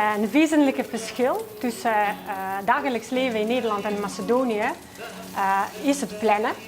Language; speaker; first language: Dutch; non-native, fluent; Macedonian